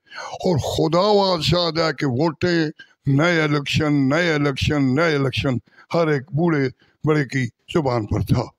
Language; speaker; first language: Urdu; non-native, local second language; Punjabi